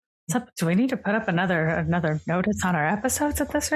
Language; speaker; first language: English; native; English